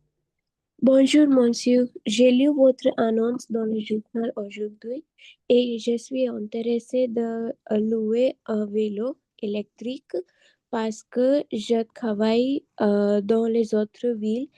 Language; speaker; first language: French; non-native, learner; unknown